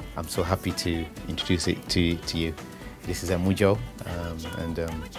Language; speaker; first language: English; non-native, local second language; Yoruba